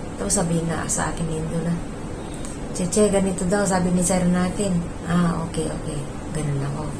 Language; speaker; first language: Filipino; non-native, local second language; Iloko